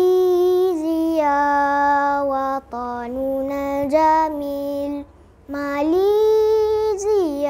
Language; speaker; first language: Arabic; non-native, learner; Malay